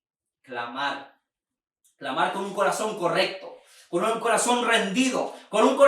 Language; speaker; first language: Spanish; native; Spanish